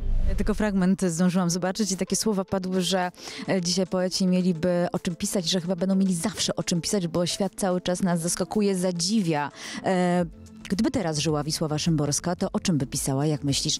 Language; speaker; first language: Polish; native; Polish